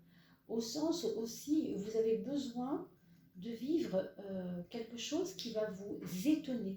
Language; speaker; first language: French; native; French